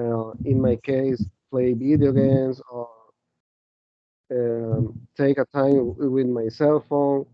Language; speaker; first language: English; non-native, learner; Spanish